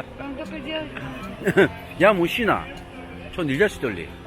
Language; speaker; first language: Russian; non-native, learner; Korean